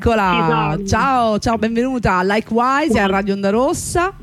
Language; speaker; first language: Italian; native; Italian